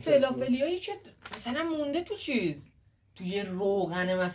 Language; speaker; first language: Persian; native; Persian